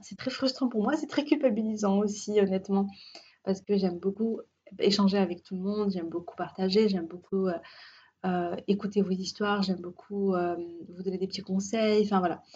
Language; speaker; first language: French; native; French